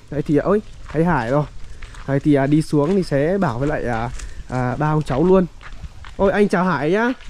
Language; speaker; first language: Vietnamese; native; Vietnamese